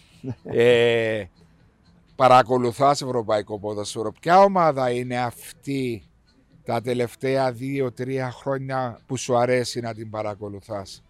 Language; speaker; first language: Greek; non-native, learner; Serbian